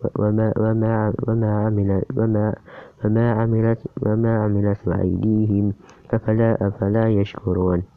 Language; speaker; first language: Arabic; non-native, learner; Indonesian